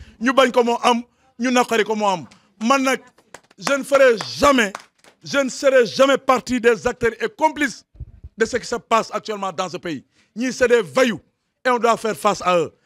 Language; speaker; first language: French; non-native, local second language; Wolof